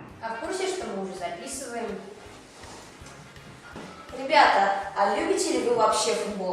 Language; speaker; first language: Russian; native; Russian